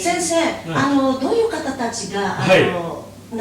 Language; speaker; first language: Japanese; non-native, learner; Filipino